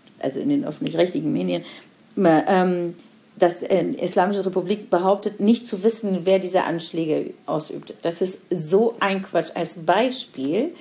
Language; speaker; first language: German; non-native, fluent; Persian